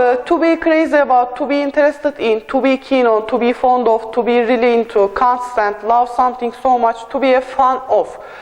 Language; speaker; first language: English; non-native, fluent; Turkish